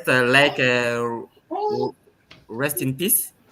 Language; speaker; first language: English; non-native, learner; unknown